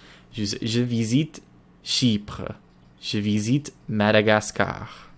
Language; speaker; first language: French; non-native, learner; English